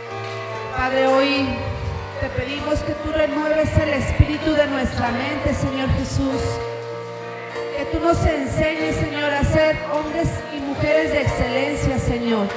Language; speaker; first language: Spanish; native; Spanish